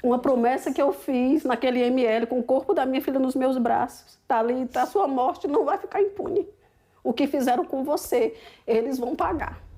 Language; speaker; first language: Portuguese; native; Portuguese